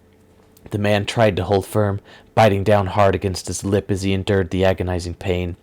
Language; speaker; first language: English; native; English